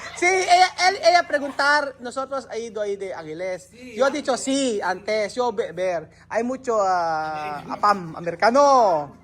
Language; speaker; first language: Spanish; non-native, learner; Filipino